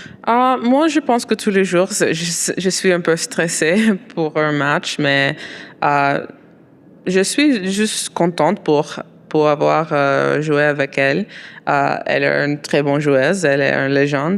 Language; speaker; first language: French; non-native, local second language; English